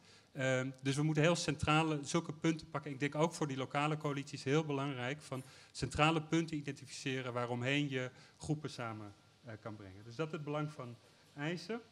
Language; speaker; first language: Dutch; native; Dutch